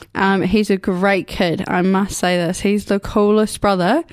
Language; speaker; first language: English; native; English